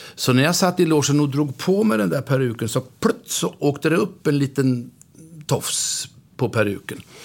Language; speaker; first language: Swedish; native; Swedish